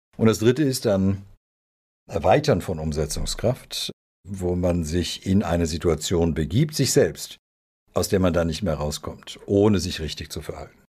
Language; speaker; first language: German; early bilingual, other home language; Serbian